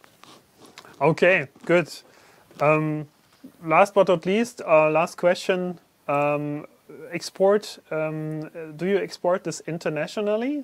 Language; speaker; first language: English; non-native, fluent; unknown